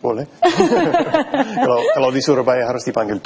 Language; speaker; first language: Indonesian; non-native, fluent; English